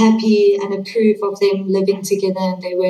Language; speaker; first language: English; native; English